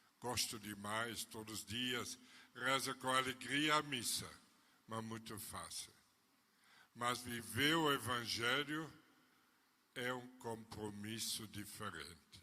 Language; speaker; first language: Portuguese; non-native, fluent; German